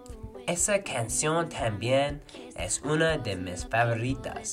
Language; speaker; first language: Spanish; non-native, learner; English